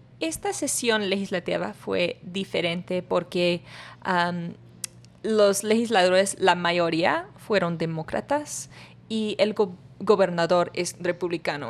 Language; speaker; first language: Spanish; non-native, learner; English